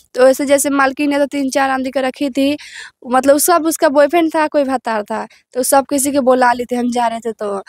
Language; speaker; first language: Hindi; native; Hindi